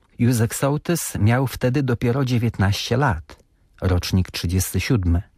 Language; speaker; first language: Polish; native; Polish